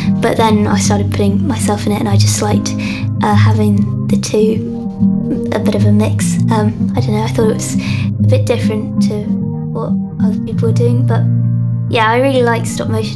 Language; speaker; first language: English; native; English